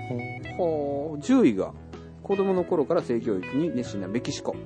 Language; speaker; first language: Japanese; native; Japanese